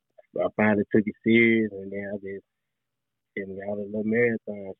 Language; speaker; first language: English; native; English